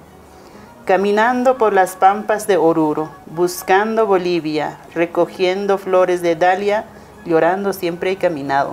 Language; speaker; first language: Spanish; non-native, local second language; Aymara